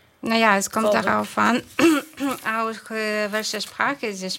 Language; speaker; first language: German; non-native, fluent; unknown